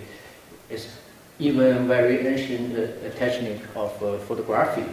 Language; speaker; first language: English; non-native, fluent; Chinese